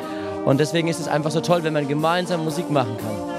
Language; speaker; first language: German; native; German